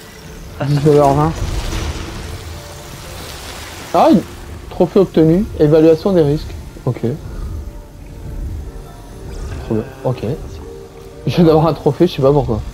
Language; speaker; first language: French; native; French